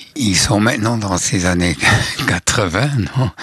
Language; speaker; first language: French; non-native, fluent; German